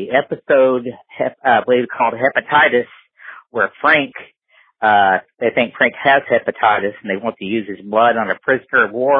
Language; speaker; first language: English; native; English